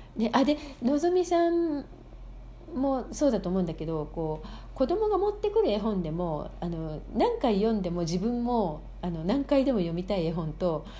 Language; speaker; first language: Japanese; native; Japanese